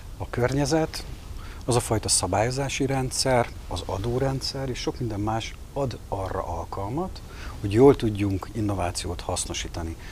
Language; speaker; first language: Hungarian; native; Hungarian